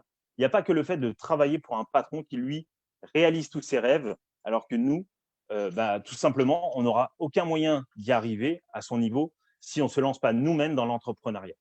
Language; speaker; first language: French; native; French